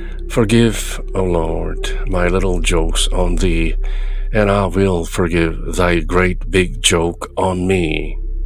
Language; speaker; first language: English; non-native, fluent; Korean